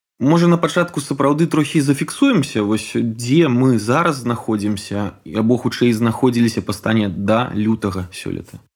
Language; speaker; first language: Belarusian; native; Belarusian